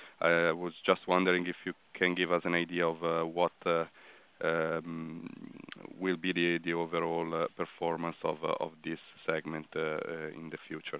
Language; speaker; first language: English; non-native, fluent; Italian